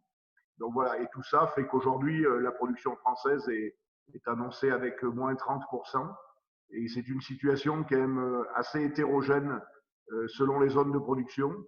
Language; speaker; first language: French; native; French